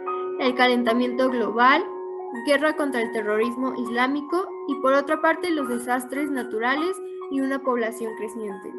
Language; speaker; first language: Spanish; native; Spanish